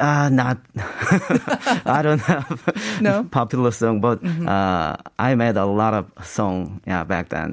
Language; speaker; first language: English; non-native, learner; Korean